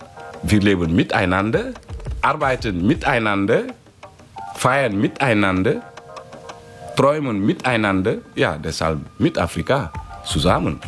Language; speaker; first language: German; non-native, fluent; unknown